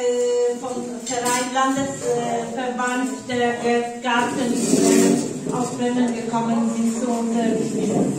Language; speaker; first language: German; non-native, learner; Polish